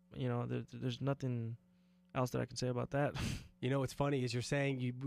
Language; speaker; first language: English; native; English